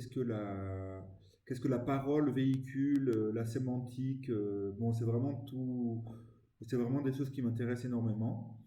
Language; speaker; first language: French; native; French